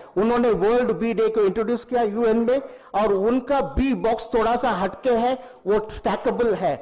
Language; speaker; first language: Hindi; non-native, local second language; Tamil